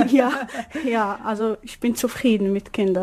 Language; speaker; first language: German; non-native, learner; Arabic